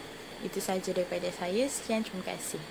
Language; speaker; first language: Malay; native; Malay